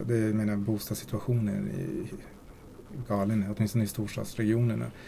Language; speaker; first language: Swedish; early bilingual, other home language; Spanish